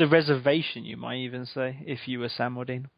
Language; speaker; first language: English; native; English